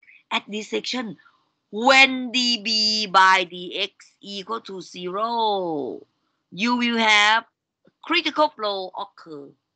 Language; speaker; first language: English; non-native, fluent; Thai